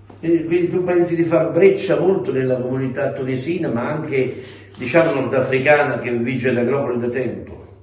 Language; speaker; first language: Italian; native; Italian